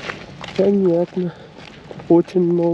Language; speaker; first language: Russian; non-native, local second language; Kyrgyz